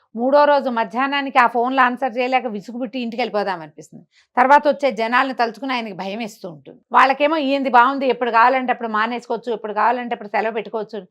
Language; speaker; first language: Telugu; native; Telugu